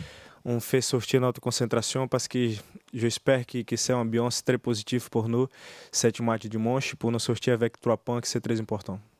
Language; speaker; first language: French; non-native, learner; Portuguese